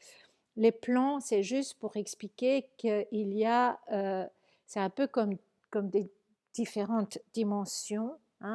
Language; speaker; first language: French; native; French